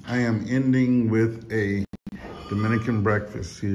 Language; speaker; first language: English; native; English